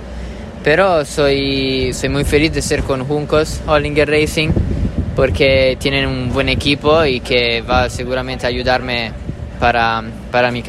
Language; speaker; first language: Spanish; non-native, learner; Italian